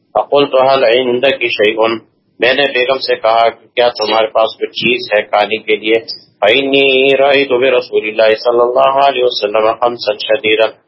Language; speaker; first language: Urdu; non-native, local second language; Pashto